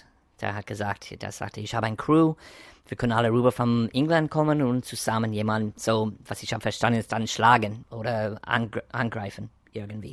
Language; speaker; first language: German; non-native, fluent; English